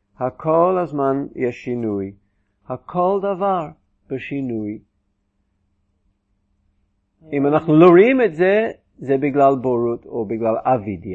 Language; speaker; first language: Hebrew; non-native, fluent; English